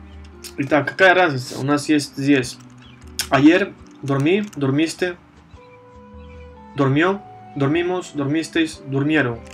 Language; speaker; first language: Russian; non-native, fluent; Spanish